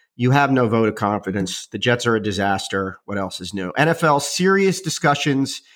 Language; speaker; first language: English; native; English